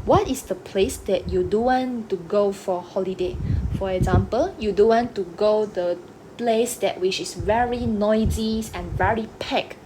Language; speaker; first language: English; non-native, local second language; Malay